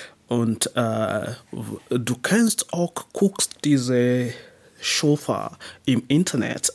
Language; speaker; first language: German; non-native, learner; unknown